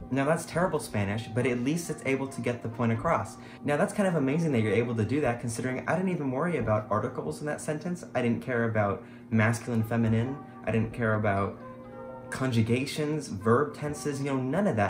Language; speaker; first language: English; native; English